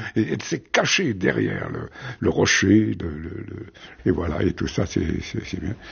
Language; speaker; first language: French; native; French